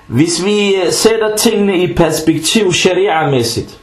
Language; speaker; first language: Danish; non-native, fluent; Arabic